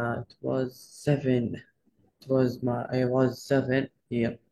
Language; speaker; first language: English; non-native, learner; Arabic